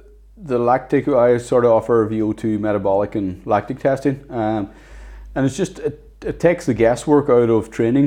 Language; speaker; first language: English; native; English